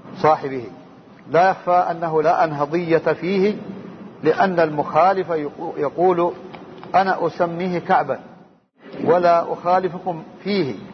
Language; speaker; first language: Arabic; native; Arabic